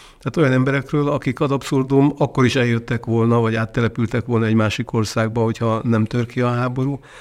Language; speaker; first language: Hungarian; native; Hungarian